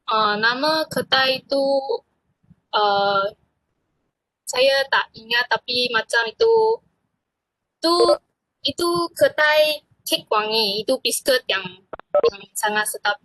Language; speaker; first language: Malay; non-native, local second language; Chinese